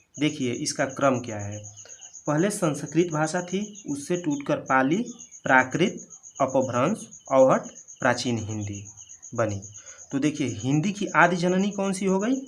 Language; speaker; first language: Hindi; native; Hindi